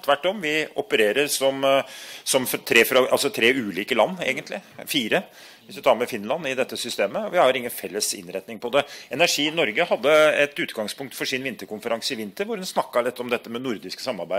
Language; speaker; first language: Norwegian; native; Norwegian